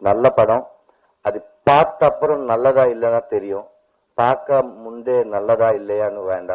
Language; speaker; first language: Tamil; non-native, learner; Telugu